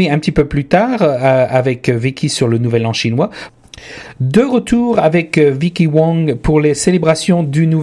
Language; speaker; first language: French; native; French